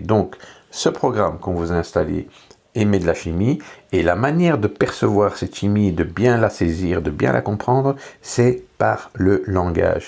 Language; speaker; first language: French; native; French